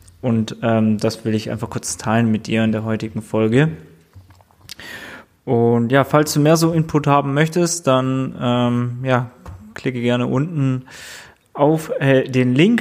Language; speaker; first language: German; native; German